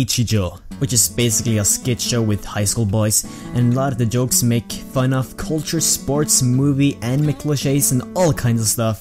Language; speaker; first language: English; native; English